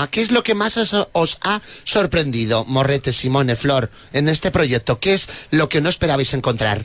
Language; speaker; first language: Spanish; native; Spanish